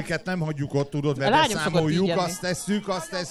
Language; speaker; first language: Hungarian; native; Hungarian